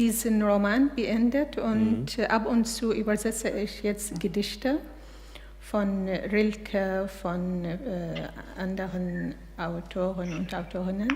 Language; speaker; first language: German; non-native, fluent; Arabic